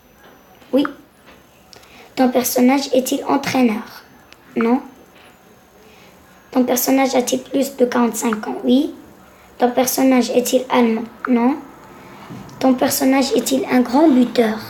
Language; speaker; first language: French; non-native, local second language; Arabic